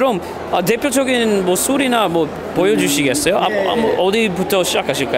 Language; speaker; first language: Korean; non-native, fluent; English